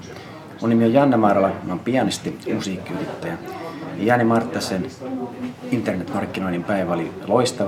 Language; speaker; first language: Finnish; native; Finnish